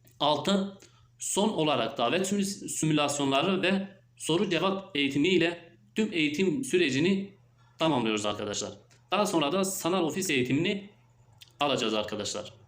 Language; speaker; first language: Turkish; native; Turkish